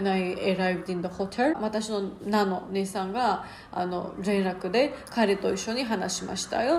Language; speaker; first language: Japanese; non-native, learner; Georgian